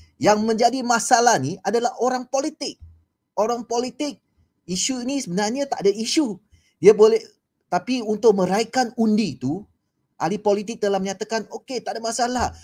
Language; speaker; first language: Malay; non-native, local second language; Chinese